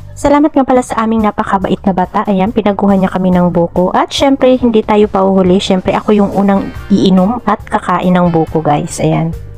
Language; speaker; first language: Filipino; non-native, local second language; Waray